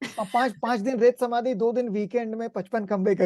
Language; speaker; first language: Hindi; native; Hindi